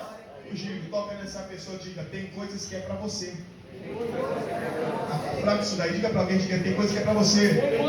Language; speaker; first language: Portuguese; native; Portuguese